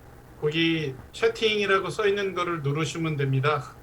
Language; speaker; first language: Korean; native; Korean